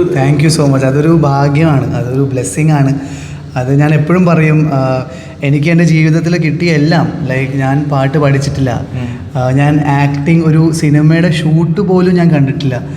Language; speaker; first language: Malayalam; early bilingual, heritage; Hindi